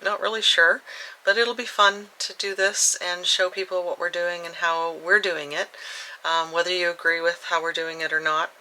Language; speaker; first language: English; native; English